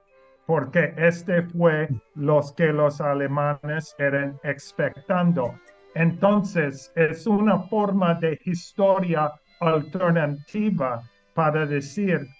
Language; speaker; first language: Spanish; non-native, learner; English